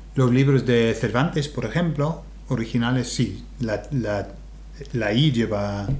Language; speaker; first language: Spanish; non-native, fluent; English